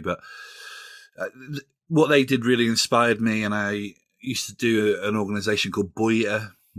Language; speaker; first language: English; native; English